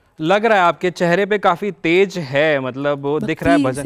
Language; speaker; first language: Hindi; native; Hindi